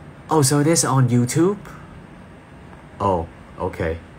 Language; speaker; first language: English; non-native, fluent; Thai